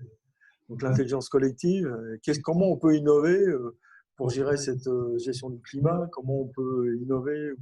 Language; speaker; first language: French; native; French